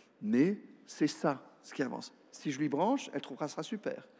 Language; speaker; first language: French; non-native, local second language; Luxembourgish